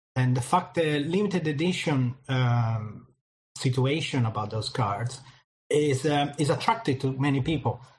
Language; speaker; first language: English; non-native, fluent; Italian